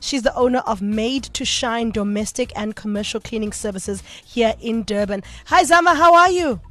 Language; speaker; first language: English; native; English